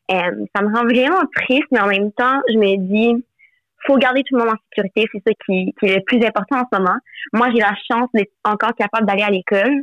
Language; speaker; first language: French; non-native, local second language; English